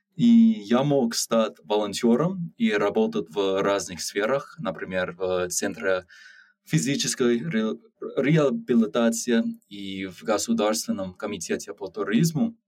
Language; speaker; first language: Russian; non-native, learner; English